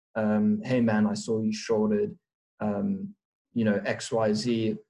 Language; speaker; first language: English; native; English